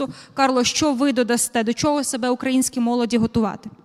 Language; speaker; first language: Ukrainian; native; Ukrainian